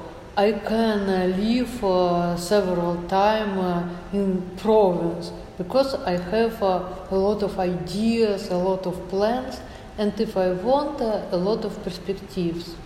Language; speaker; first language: English; non-native, learner; Russian